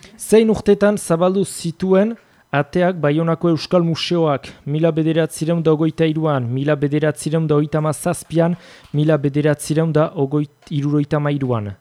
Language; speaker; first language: Basque; native; Basque